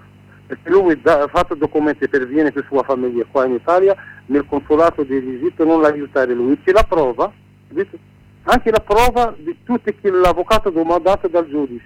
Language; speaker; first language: Italian; non-native, learner; Arabic